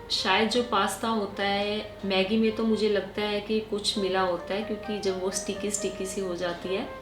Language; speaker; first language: Hindi; native; Hindi